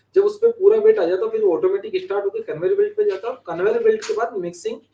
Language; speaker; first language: Hindi; native; Hindi